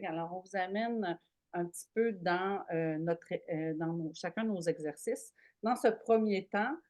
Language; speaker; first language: French; native; French